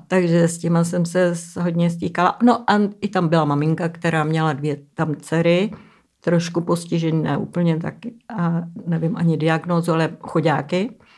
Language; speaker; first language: Czech; native; Czech